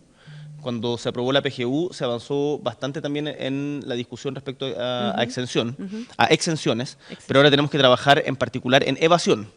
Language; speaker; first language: Spanish; native; Spanish